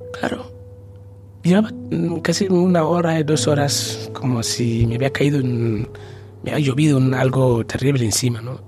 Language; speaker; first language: Spanish; non-native, fluent; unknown